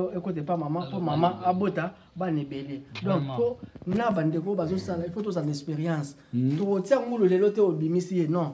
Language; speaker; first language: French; non-native, local second language; Lingala